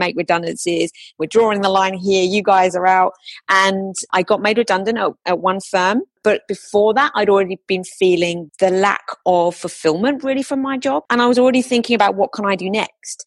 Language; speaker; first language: English; native; English